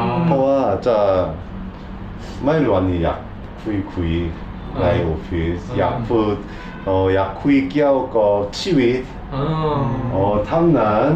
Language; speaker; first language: Thai; non-native, learner; Korean